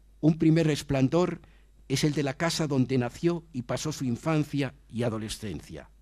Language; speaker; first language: Spanish; native; Spanish